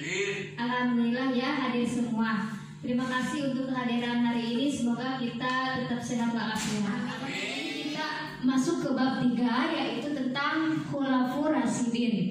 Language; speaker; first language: Indonesian; native; Indonesian